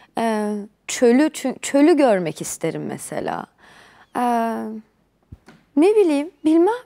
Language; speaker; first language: Turkish; native; Turkish